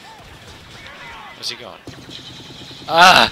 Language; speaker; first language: English; native; English